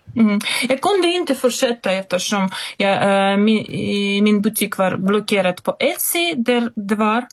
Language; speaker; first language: Swedish; non-native, fluent; Russian